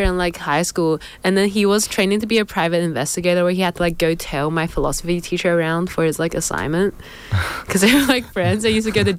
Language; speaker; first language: English; native; English